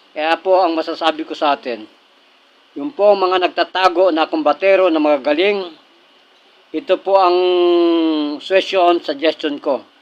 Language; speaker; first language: Filipino; non-native, local second language; Cebuano